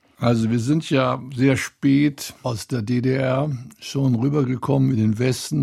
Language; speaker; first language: German; native; German